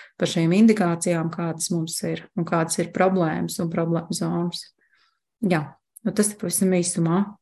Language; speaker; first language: Latvian; native; Latvian